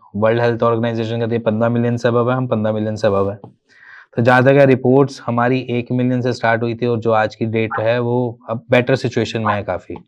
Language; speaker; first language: Hindi; native; Hindi